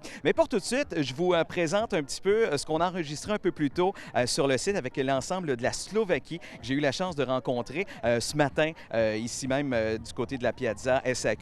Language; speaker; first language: French; native; French